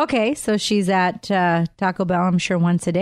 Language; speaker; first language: English; native; English